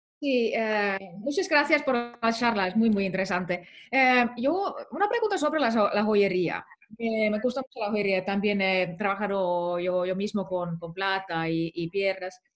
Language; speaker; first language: Spanish; non-native, learner; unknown